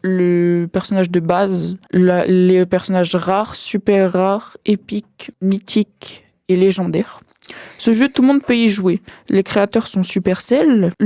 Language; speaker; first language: French; native; French